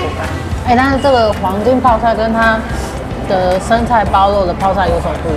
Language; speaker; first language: Chinese; native; Chinese